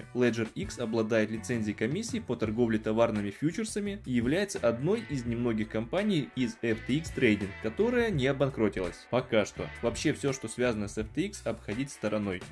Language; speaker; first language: Russian; native; Russian